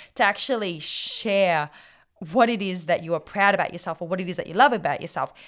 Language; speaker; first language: English; non-native, local second language; Vietnamese